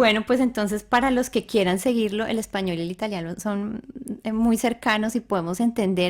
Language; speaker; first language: Spanish; native; Spanish